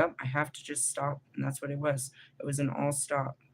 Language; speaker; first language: English; native; English